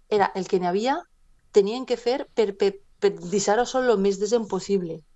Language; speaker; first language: Catalan; non-native, local second language; Spanish